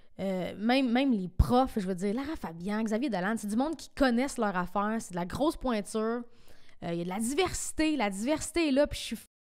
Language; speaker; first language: French; native; French